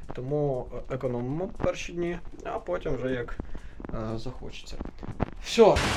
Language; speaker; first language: Ukrainian; non-native, local second language; Russian